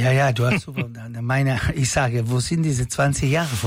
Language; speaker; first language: German; non-native, learner; Italian